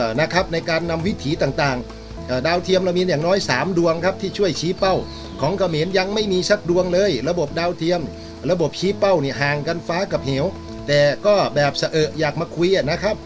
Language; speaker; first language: Thai; native; Thai